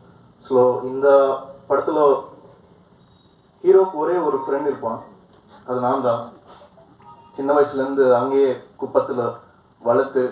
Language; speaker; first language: Tamil; non-native, fluent; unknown